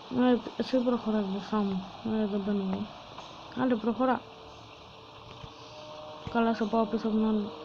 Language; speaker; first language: Greek; native; Greek